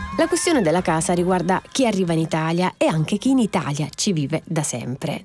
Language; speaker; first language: Italian; native; Italian